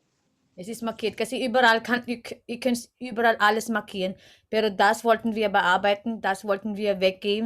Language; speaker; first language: German; non-native, fluent; Filipino